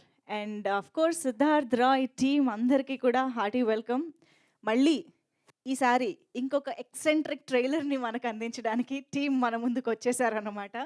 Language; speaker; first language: Telugu; native; Telugu